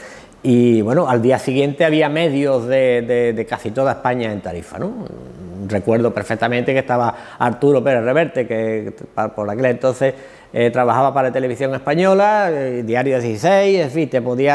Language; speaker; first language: Spanish; native; Spanish